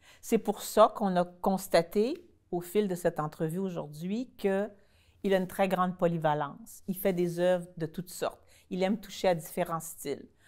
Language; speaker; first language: French; native; French